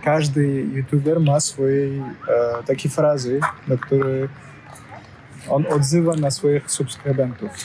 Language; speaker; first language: Polish; non-native, learner; Russian